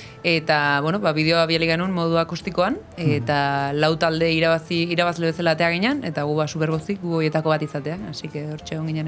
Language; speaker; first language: Basque; native; Basque